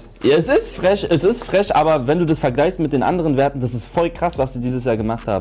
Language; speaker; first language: German; native; German